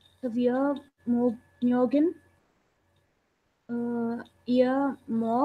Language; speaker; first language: German; non-native, learner; Telugu